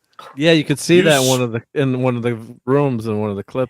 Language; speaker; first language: English; native; English